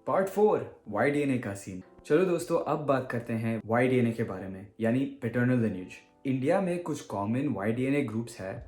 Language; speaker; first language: Hindi; early bilingual, heritage; Hindi